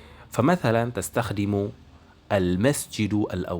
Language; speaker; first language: Arabic; non-native, fluent; Indonesian